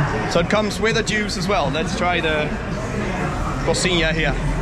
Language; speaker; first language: English; non-native, fluent; Danish